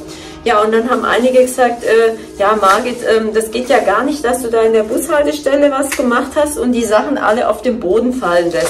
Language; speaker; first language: German; native; German